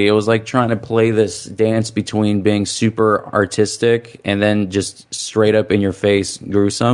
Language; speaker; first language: English; native; English